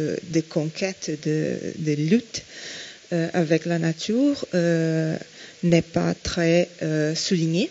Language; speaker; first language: French; non-native, fluent; Portuguese